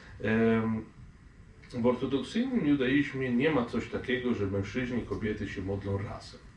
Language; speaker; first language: Polish; non-native, fluent; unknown